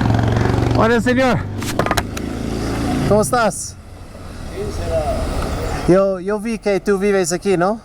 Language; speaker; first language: Spanish; non-native, learner; English